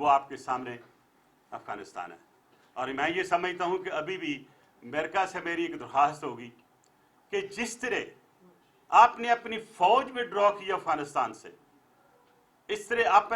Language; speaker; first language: Urdu; native; Urdu